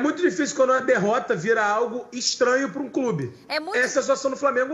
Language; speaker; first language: Portuguese; native; Portuguese